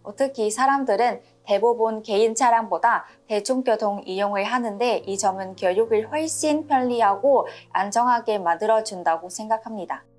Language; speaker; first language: Korean; non-native, fluent; Vietnamese